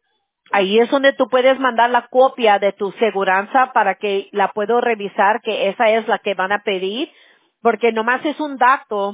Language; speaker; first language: Spanish; early bilingual, heritage; Spanish